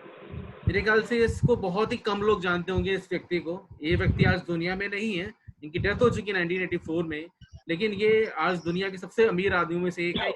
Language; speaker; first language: Hindi; native; Hindi